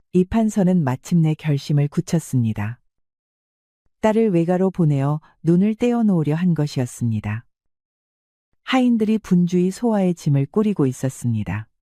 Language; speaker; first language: Korean; native; Korean